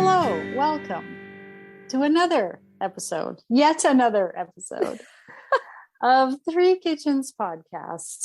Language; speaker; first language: English; native; English